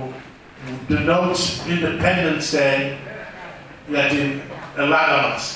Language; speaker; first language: Greek; early bilingual, heritage; Greek